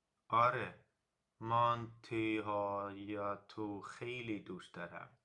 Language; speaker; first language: Persian; non-native, learner; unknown